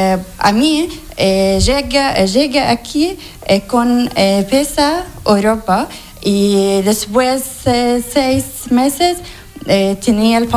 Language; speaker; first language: Spanish; non-native, learner; Arabic